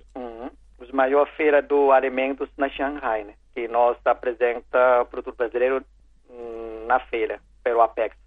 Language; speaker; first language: Portuguese; non-native, learner; Chinese